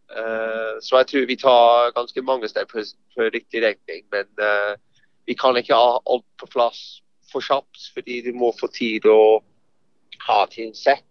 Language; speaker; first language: Norwegian; non-native, fluent; English